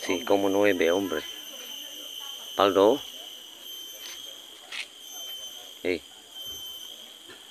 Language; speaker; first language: Spanish; non-native, learner; Indonesian